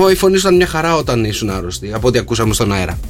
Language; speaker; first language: Greek; native; Greek